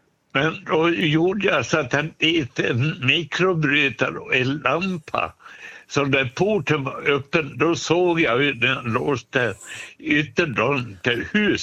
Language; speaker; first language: Swedish; native; Swedish